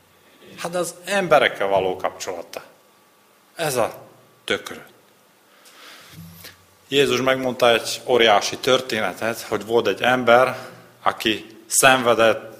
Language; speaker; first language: Hungarian; non-native, learner; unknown